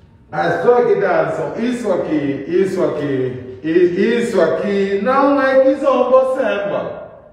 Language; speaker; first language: Portuguese; native; Portuguese